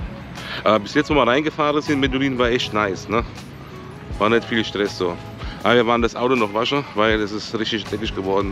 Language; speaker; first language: German; native; German